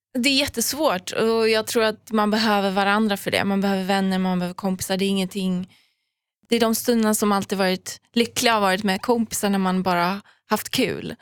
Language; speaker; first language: Swedish; early bilingual, other home language; Persian